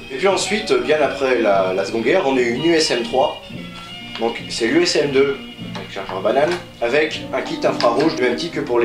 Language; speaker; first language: French; native; French